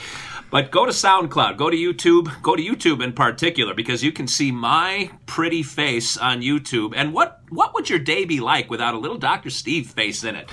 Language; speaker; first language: English; native; English